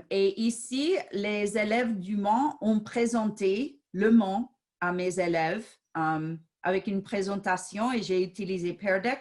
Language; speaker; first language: French; non-native, fluent; English